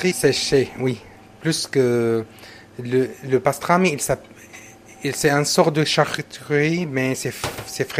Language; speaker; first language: French; non-native, learner; Arabic